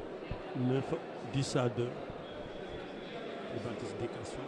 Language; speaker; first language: French; native; French